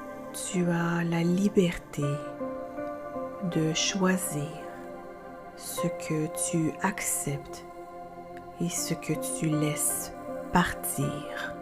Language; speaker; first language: French; native; French